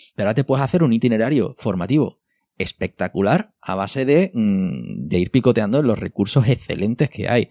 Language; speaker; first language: Spanish; native; Spanish